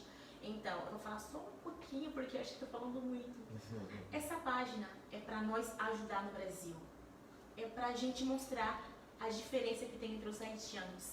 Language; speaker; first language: Portuguese; non-native, fluent; Haitian Creole